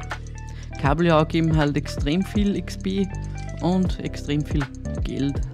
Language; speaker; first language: German; native; German